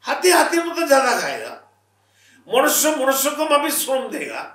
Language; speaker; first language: Hindi; non-native, local second language; Bangla